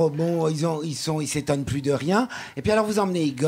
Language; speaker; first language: French; native; French